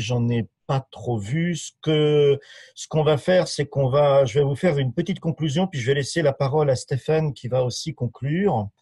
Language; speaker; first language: French; native; French